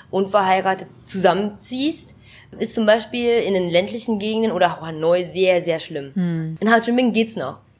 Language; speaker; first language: German; early bilingual, other home language; Vietnamese